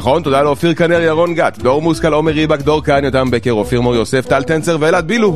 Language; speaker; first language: Hebrew; native; Hebrew